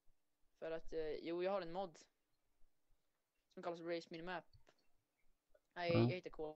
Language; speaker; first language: Swedish; native; Swedish